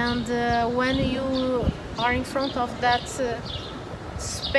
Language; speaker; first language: English; non-native, learner; Portuguese